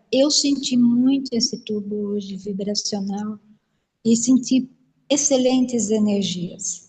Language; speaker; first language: Portuguese; native; Portuguese